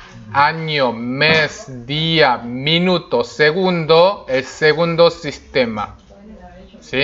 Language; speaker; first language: Spanish; non-native, fluent; Korean